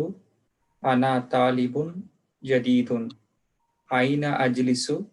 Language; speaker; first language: Arabic; non-native, learner; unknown